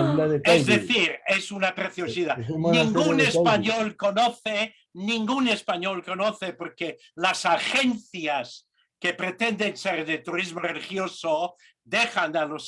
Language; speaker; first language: Spanish; non-native, fluent; English